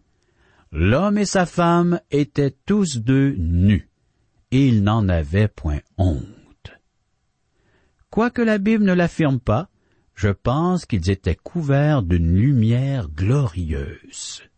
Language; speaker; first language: French; native; French